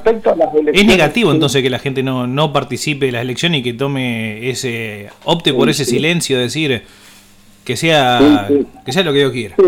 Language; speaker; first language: Spanish; native; Spanish